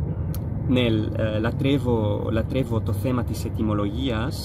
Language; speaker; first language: Greek; non-native, fluent; Arabic